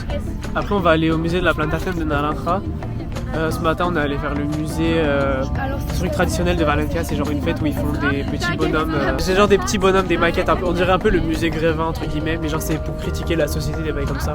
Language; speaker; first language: French; native; French